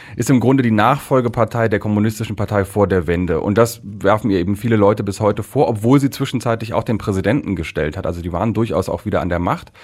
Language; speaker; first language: German; native; German